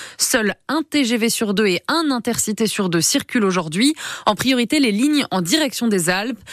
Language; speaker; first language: French; native; French